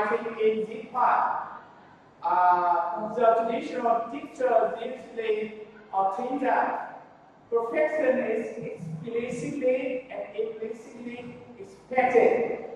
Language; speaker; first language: English; non-native, learner; Vietnamese